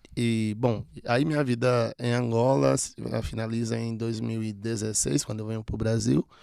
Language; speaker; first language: Portuguese; native; Portuguese